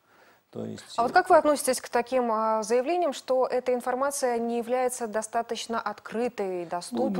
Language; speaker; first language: Russian; native; Russian